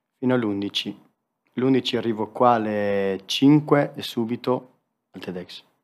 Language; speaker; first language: Italian; non-native, fluent; Spanish